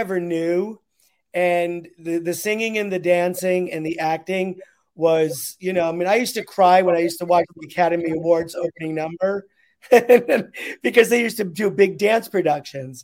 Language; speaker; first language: English; native; English